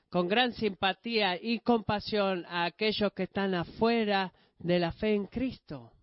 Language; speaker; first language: Spanish; non-native, fluent; Greek